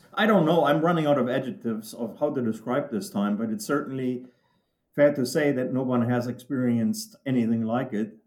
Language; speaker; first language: English; non-native, fluent; German